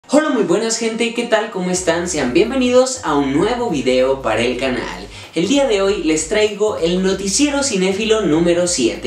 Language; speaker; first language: Spanish; native; Spanish